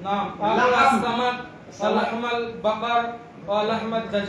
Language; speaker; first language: Arabic; non-native, learner; Bangla